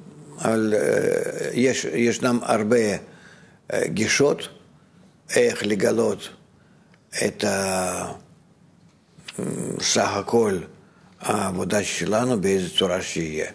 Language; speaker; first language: Hebrew; non-native, fluent; Russian